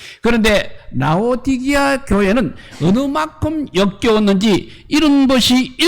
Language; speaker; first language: Korean; native; Korean